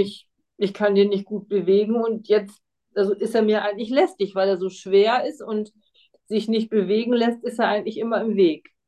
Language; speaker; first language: German; native; German